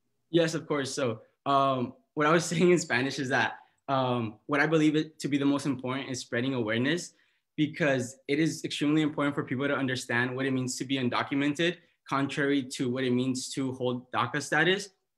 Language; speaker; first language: English; early bilingual, other home language; Spanish